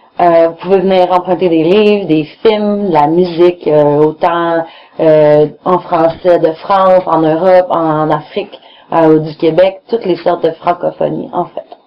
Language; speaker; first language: French; native; French